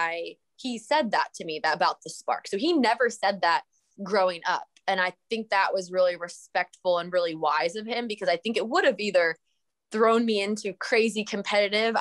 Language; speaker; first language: English; native; English